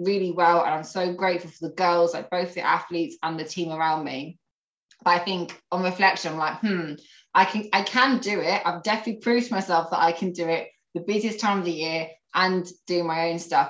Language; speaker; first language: English; native; English